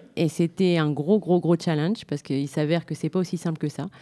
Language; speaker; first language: French; native; French